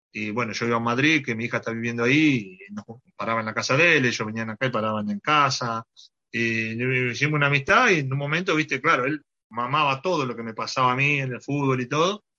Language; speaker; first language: Spanish; native; Spanish